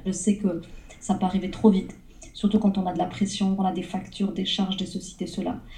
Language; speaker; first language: French; early bilingual, other home language; Arabic